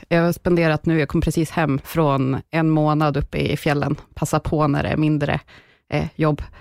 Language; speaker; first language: Swedish; native; Swedish